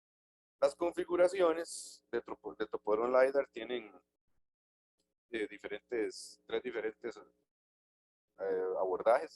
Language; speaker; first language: Spanish; native; Spanish